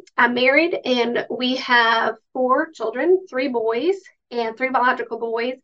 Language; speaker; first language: English; native; English